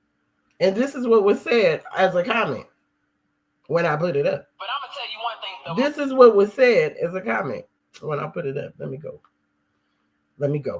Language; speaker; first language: English; native; English